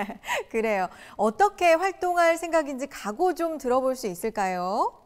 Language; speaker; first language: Korean; native; Korean